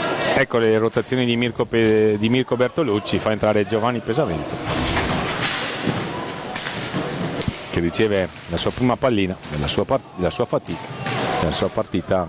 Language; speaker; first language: Italian; native; Italian